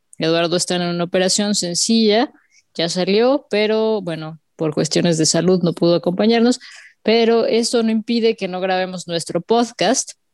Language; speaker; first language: Spanish; native; Spanish